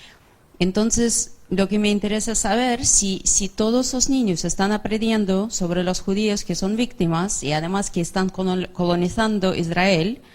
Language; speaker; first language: Spanish; non-native, fluent; English